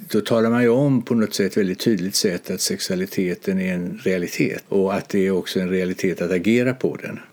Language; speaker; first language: Swedish; native; Swedish